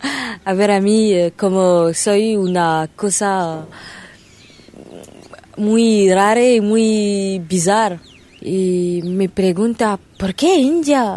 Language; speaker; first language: Spanish; non-native, learner; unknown